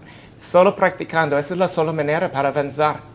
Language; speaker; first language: Spanish; non-native, fluent; English